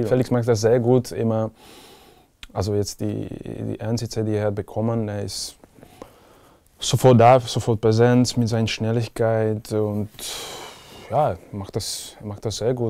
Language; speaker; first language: German; non-native, fluent; Czech